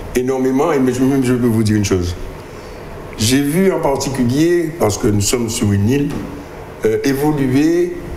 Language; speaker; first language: French; native; French